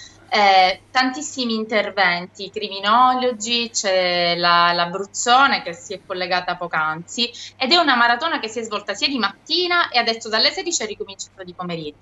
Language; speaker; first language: Italian; native; Italian